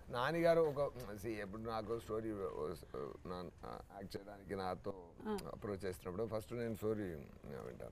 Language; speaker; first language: Telugu; non-native, learner; Tamil